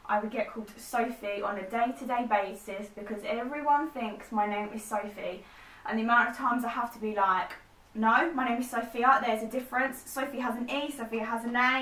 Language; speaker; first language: English; native; English